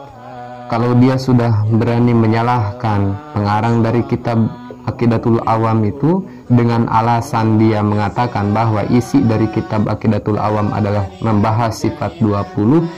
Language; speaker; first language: Indonesian; non-native, local second language; Sundanese